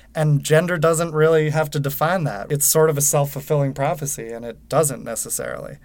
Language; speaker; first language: English; native; English